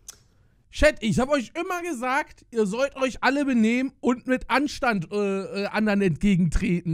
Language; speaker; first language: German; native; German